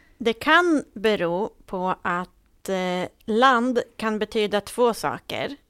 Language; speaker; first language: Swedish; native; Swedish